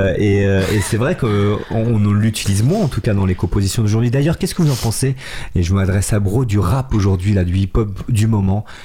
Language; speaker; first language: French; native; French